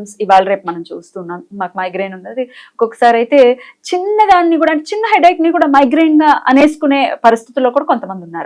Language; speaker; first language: Telugu; native; Telugu